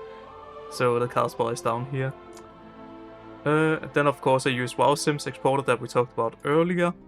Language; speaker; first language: English; non-native, fluent; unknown